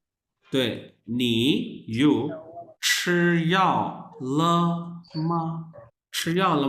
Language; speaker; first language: Chinese; non-native, fluent; Urdu